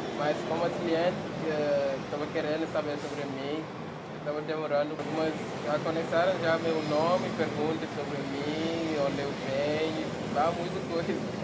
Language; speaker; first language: Portuguese; non-native, learner; Haitian Creole